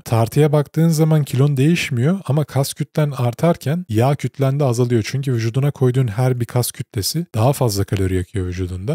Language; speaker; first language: Turkish; native; Turkish